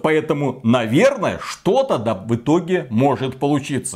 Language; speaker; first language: Russian; native; Russian